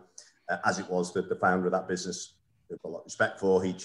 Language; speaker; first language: English; native; English